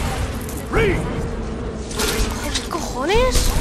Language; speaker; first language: Spanish; native; Spanish